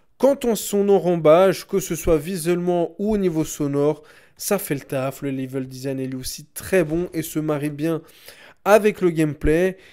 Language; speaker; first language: French; native; French